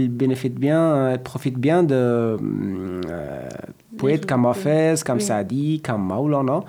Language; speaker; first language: French; non-native, learner; Persian